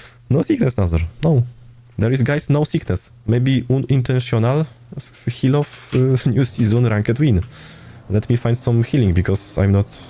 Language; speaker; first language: English; non-native, learner; Polish